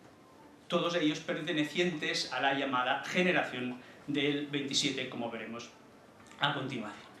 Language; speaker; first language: Spanish; native; Spanish